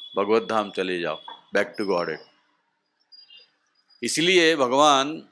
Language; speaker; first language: Hindi; non-native, local second language; Marathi